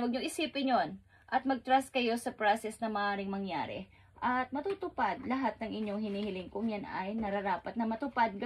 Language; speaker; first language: Filipino; native; Filipino